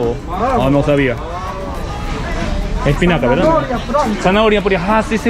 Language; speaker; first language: Spanish; non-native, learner; Japanese